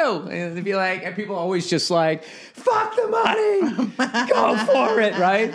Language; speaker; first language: English; native; English